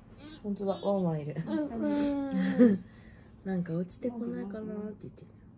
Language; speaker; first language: Japanese; native; Japanese